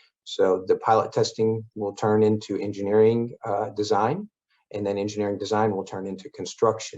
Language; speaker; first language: English; native; English